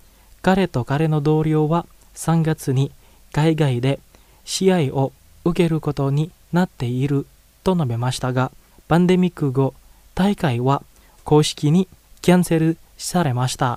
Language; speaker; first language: Japanese; non-native, fluent; Indonesian